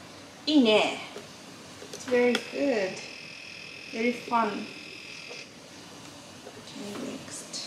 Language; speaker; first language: English; non-native, learner; Japanese